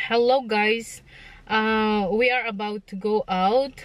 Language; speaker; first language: English; non-native, local second language; Filipino